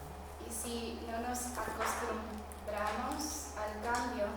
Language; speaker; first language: Spanish; non-native, fluent; English